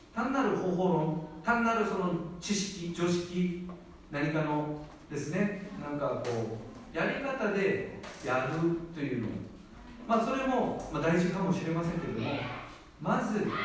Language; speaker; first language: Japanese; non-native, fluent; Korean